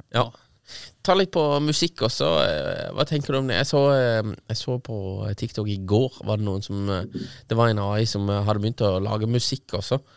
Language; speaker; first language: Norwegian; native; Norwegian